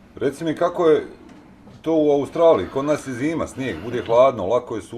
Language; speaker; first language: Bosnian; native; Bosnian